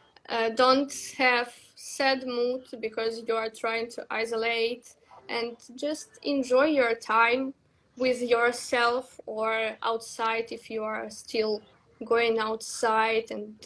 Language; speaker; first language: English; non-native, learner; Russian